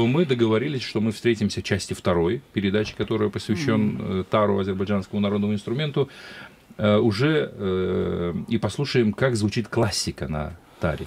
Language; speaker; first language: Russian; native; Russian